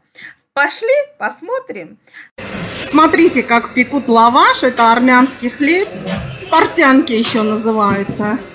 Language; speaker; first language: Russian; non-native, local second language; Armenian